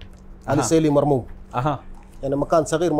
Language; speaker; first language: Arabic; non-native, learner; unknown